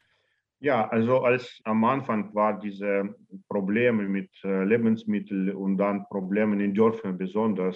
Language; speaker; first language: German; non-native, learner; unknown